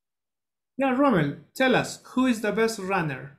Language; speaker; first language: English; non-native, learner; Spanish